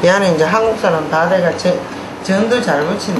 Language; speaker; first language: Korean; native; Korean